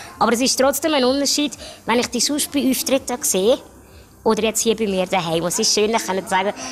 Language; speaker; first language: German; native; German